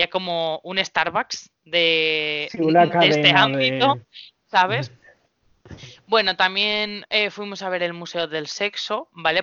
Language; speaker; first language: Spanish; native; Spanish